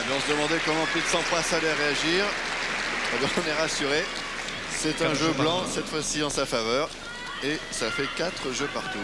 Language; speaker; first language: French; native; French